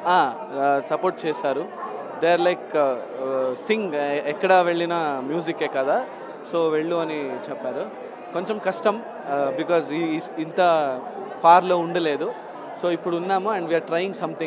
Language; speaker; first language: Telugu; non-native, learner; Kannada